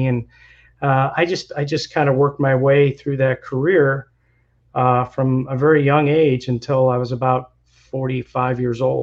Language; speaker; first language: English; native; English